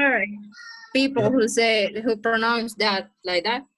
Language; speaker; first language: English; non-native, learner; Spanish